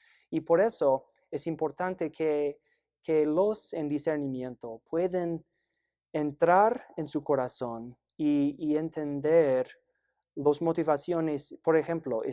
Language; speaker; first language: Spanish; non-native, fluent; English